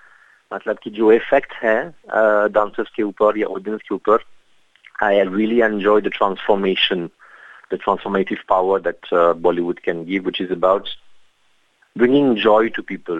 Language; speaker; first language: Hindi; non-native, fluent; French